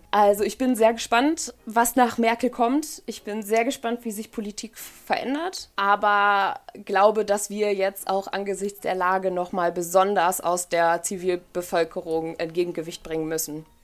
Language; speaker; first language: German; native; German